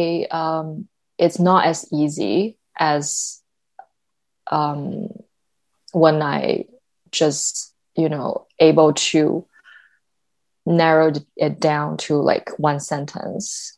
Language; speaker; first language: English; non-native, fluent; Chinese